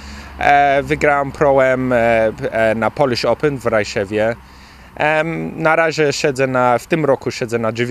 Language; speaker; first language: Polish; early bilingual, heritage; Polish